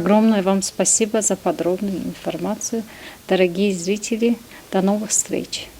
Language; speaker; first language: Russian; non-native, local second language; Tajik